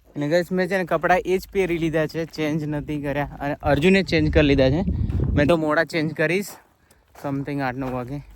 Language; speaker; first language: Gujarati; non-native, local second language; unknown